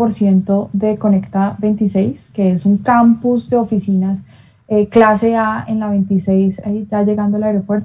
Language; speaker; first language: Spanish; native; Spanish